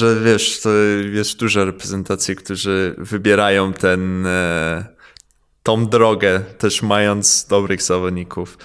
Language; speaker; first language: Polish; early bilingual, heritage; Polish